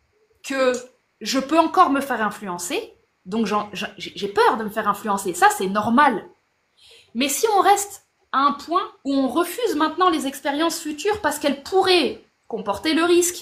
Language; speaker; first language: French; native; French